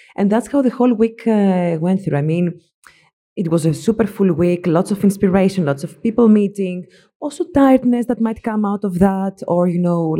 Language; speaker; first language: English; non-native, fluent; Greek